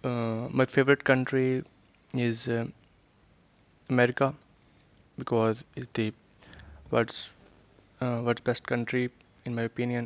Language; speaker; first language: English; non-native, learner; Urdu